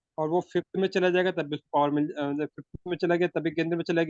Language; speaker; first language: Hindi; native; Hindi